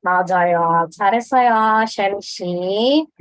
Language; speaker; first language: Korean; non-native, fluent; Indonesian